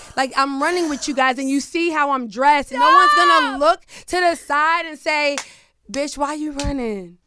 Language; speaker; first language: English; native; English